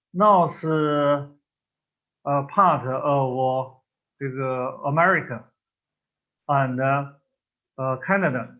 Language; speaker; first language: English; non-native, learner; Chinese